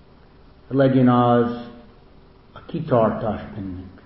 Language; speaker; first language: Hungarian; non-native, fluent; English